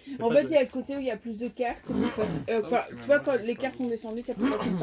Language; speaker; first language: French; native; French